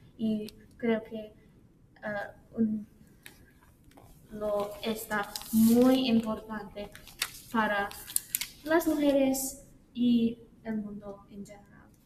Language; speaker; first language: Spanish; non-native, learner; English